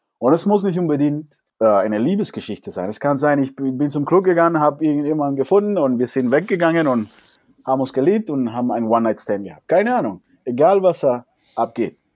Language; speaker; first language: German; non-native, fluent; Spanish